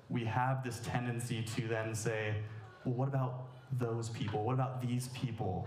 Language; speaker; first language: English; native; English